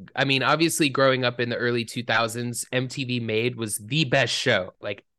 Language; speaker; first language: English; native; English